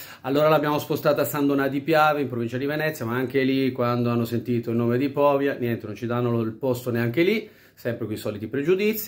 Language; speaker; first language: Italian; native; Italian